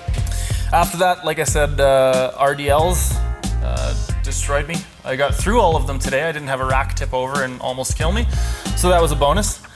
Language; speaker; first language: English; native; English